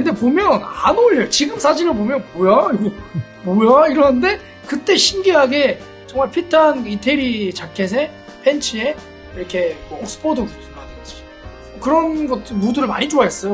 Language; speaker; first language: Korean; native; Korean